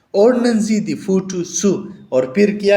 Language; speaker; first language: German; non-native, fluent; Urdu